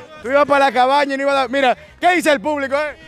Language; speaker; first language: Spanish; native; Spanish